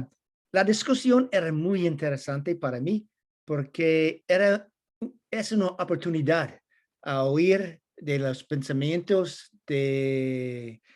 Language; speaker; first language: Spanish; non-native, learner; English